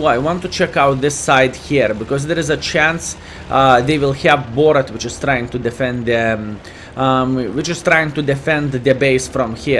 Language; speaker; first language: English; non-native, fluent; Lithuanian